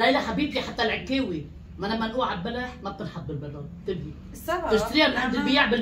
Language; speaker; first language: Arabic; native; Arabic